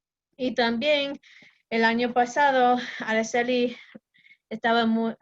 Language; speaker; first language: Spanish; non-native, fluent; English